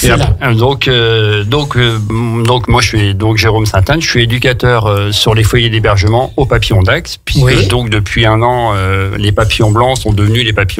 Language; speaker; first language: French; native; French